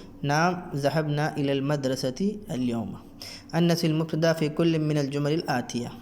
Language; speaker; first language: Arabic; non-native, fluent; Urdu